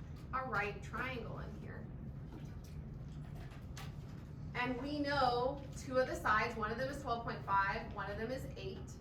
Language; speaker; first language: English; native; English